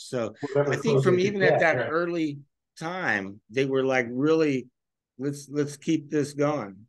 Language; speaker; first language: English; native; English